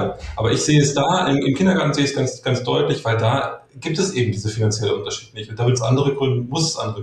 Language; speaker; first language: German; native; German